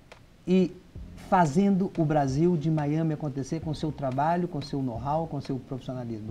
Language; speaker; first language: Portuguese; native; Portuguese